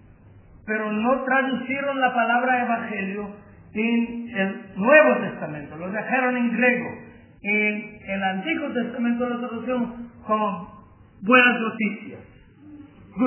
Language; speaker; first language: Spanish; non-native, learner; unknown